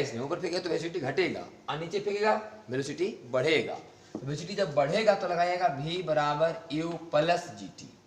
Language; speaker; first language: Hindi; native; Hindi